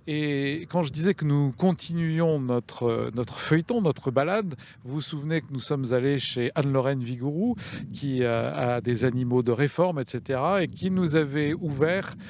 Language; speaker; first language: French; native; French